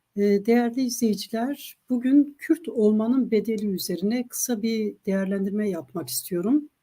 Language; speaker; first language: Turkish; non-native, local second language; Kurdish